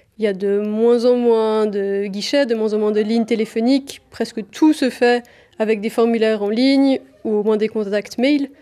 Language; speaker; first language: French; native; French